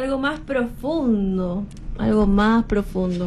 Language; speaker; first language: Spanish; native; Spanish